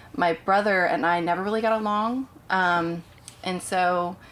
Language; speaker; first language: English; native; English